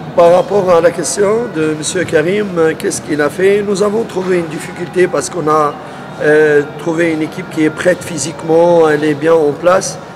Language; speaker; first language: French; non-native, local second language; Arabic